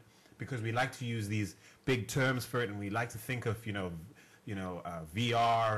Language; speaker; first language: English; non-native, local second language; North Ndebele